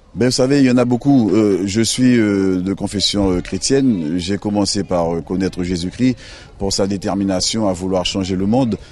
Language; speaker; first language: French; native; French